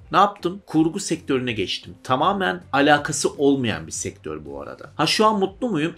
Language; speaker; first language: Turkish; early bilingual, heritage; Turkish